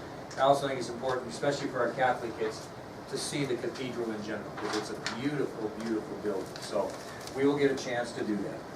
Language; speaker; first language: English; native; English